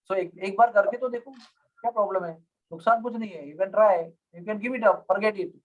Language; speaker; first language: Hindi; non-native, local second language; Marathi